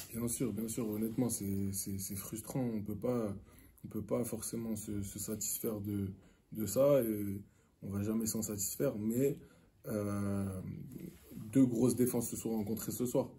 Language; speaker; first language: French; native; French